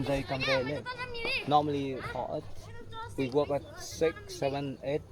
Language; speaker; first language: English; non-native, learner; Vietnamese